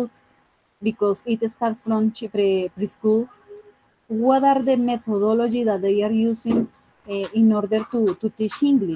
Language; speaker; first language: English; non-native, fluent; Spanish